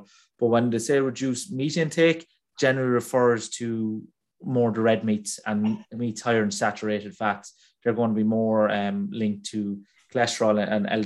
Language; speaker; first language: English; native; English